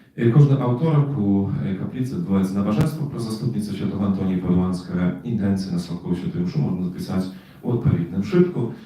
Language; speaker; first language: Polish; non-native, learner; Russian